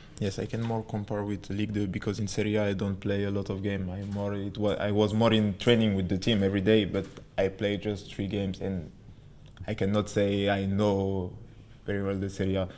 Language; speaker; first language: English; non-native, learner; French